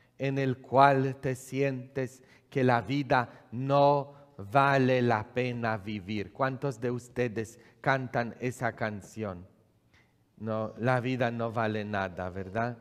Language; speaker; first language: Spanish; non-native, fluent; Polish